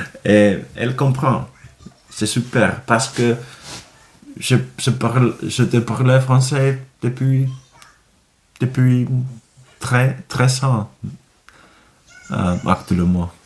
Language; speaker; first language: French; non-native, learner; Finnish